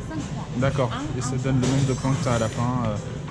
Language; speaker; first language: French; native; French